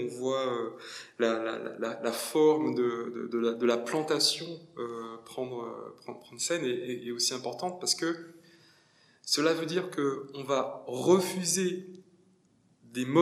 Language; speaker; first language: French; native; French